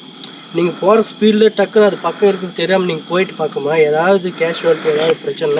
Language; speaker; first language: Tamil; native; Tamil